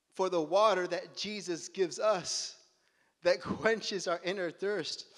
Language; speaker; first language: English; early bilingual, other home language; Spanish